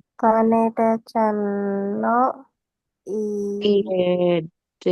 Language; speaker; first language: Japanese; non-native, learner; Indonesian